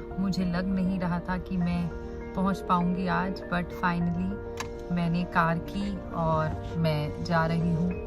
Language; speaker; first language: Hindi; native; Hindi